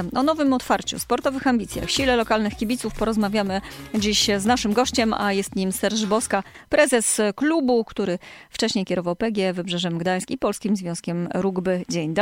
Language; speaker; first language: Polish; native; Polish